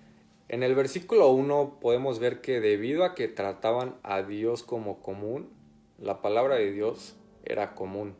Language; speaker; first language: Spanish; native; Spanish